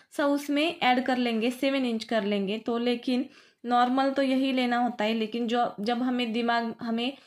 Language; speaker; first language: Hindi; non-native, local second language; Marathi